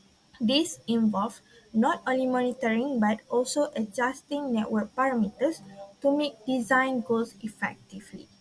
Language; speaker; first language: English; non-native, local second language; Malay